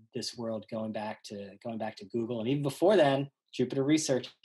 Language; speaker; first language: English; native; English